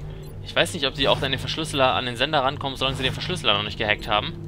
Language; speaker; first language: German; native; German